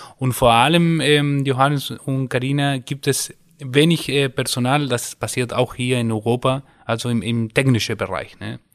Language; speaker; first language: German; non-native, fluent; Spanish